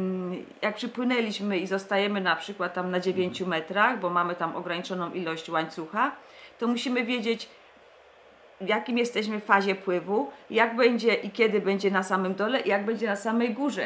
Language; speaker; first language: Polish; native; Polish